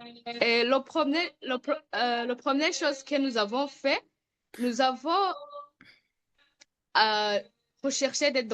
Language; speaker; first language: French; non-native, local second language; Rundi